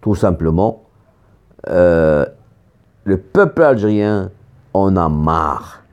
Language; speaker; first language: French; non-native, local second language; Arabic